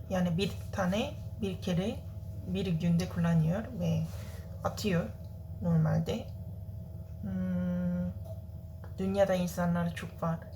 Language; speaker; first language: Turkish; non-native, learner; Korean